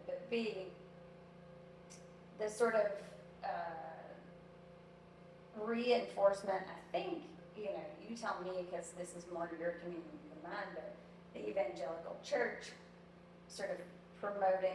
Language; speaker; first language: English; native; English